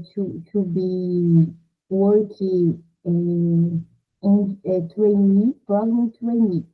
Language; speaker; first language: English; non-native, learner; Portuguese